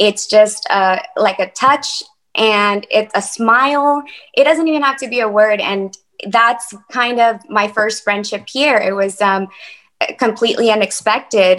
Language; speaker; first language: English; early bilingual, other home language; Spanish